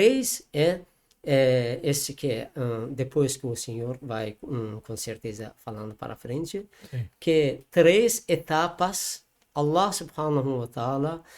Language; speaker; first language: Portuguese; non-native, learner; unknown